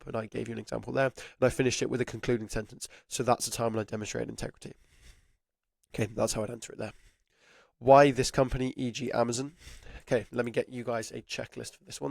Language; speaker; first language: English; native; English